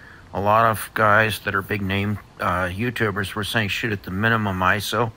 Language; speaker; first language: English; native; English